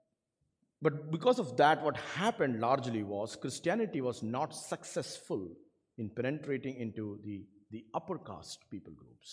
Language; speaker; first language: English; non-native, local second language; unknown